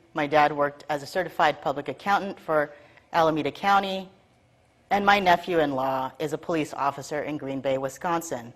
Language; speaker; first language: English; native; English